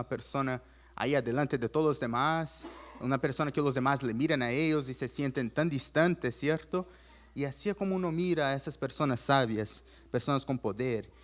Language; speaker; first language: Spanish; early bilingual, other home language; Portuguese